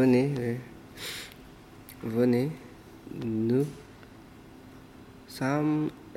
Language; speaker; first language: French; non-native, learner; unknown